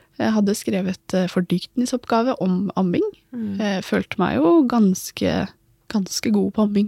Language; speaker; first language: Norwegian; native; Norwegian